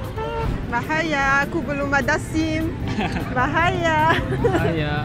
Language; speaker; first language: Indonesian; non-native, learner; French